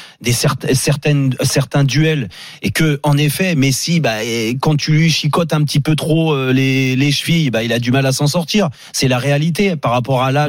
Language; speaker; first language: French; native; French